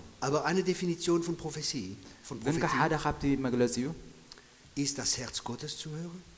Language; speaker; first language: German; non-native, fluent; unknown